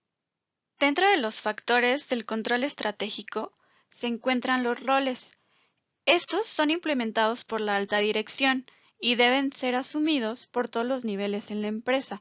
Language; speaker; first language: Spanish; native; Spanish